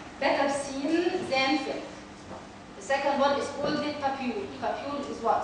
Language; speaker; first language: English; non-native, fluent; Arabic